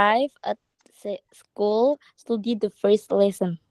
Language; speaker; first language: English; non-native, learner; Indonesian